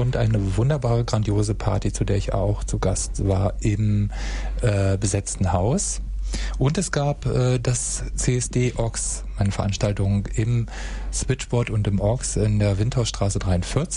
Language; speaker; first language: German; native; German